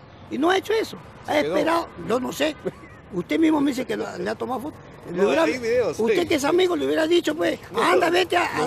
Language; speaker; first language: Spanish; native; Spanish